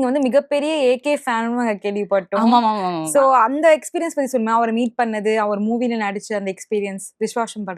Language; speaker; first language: Tamil; native; Tamil